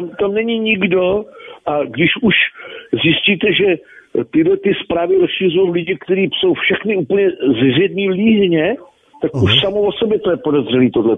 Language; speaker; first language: Czech; native; Czech